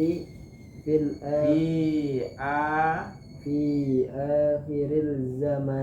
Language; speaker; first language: Arabic; non-native, learner; Indonesian